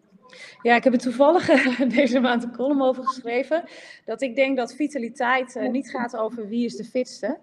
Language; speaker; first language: Dutch; native; Dutch